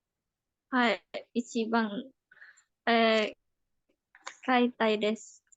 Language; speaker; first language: Japanese; non-native, learner; Indonesian